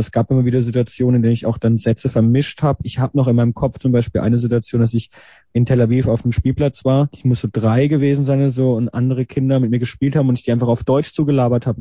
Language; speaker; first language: German; native; German